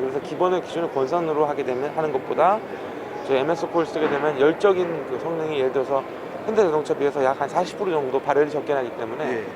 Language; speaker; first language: Korean; native; Korean